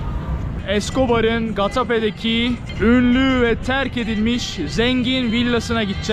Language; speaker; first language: Turkish; native; Turkish